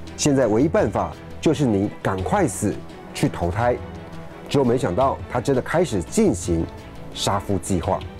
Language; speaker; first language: Chinese; native; Chinese